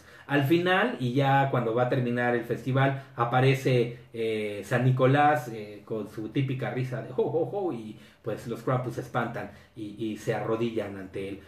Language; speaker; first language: Spanish; native; Spanish